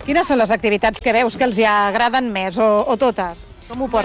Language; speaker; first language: Catalan; native; Catalan